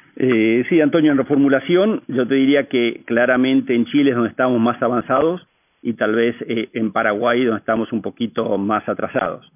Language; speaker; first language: Spanish; native; Spanish